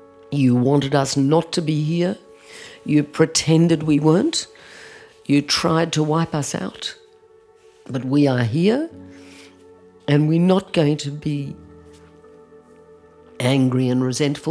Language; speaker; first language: English; native; English